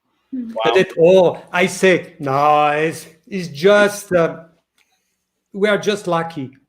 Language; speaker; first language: English; non-native, learner; French